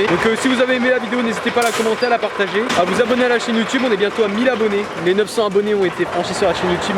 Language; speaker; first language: French; native; French